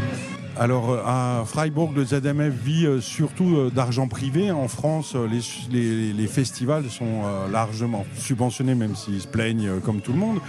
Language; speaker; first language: French; native; French